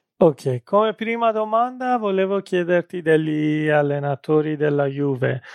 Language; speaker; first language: Italian; non-native, fluent; Persian